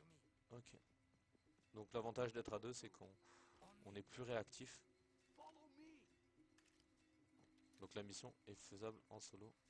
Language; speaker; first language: French; native; French